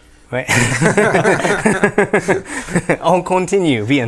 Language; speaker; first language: French; non-native, learner; English